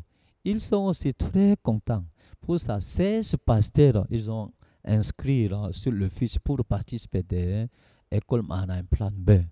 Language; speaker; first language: French; non-native, learner; Korean